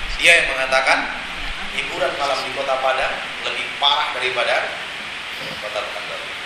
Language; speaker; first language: Indonesian; non-native, local second language; Minangkabau